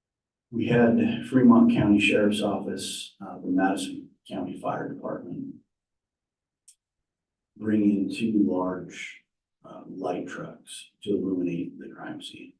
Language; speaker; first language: English; native; English